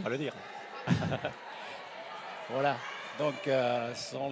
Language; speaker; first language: French; native; French